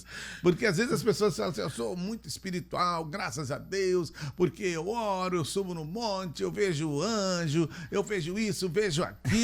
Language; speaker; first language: Portuguese; native; Portuguese